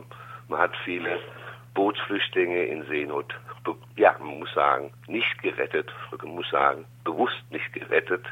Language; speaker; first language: German; native; German